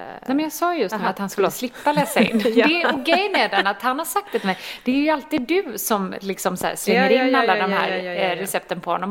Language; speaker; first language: Swedish; native; Swedish